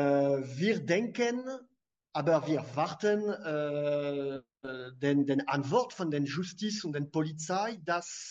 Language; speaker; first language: German; non-native, fluent; French